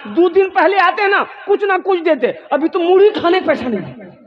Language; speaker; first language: Hindi; non-native, local second language; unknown